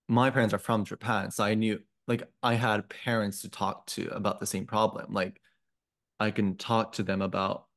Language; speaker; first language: English; non-native, fluent; Japanese